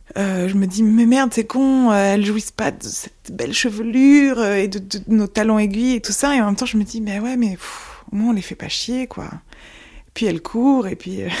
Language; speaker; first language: French; native; French